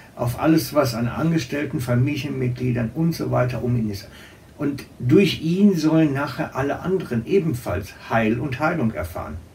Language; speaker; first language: German; native; German